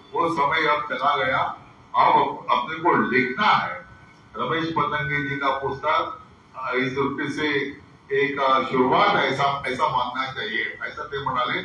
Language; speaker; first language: Hindi; non-native, local second language; Marathi